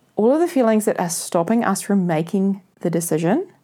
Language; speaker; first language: English; native; English